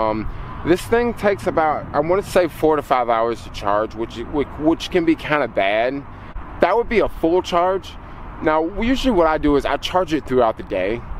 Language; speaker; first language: English; native; English